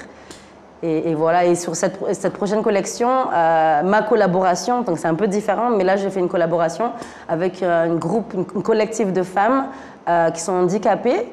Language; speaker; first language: French; native; French